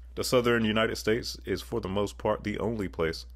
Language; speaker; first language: English; native; English